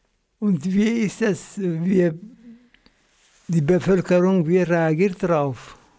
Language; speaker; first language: German; non-native, fluent; Kurdish